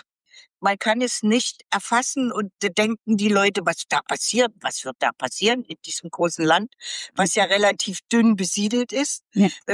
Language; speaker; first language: German; native; German